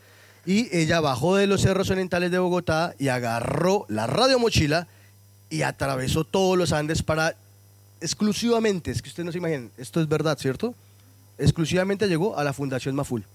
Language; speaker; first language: Spanish; native; Spanish